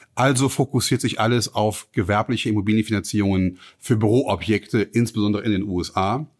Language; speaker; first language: German; native; German